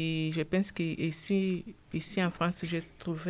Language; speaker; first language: French; non-native, learner; Portuguese